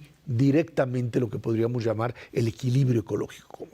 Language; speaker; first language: Spanish; native; Spanish